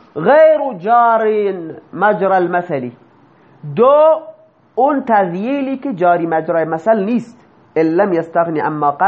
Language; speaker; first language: Persian; non-native, local second language; Baluchi